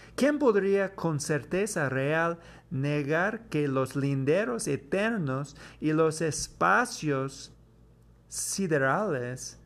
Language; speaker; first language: Spanish; non-native, fluent; English